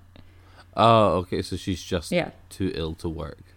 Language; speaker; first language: English; native; English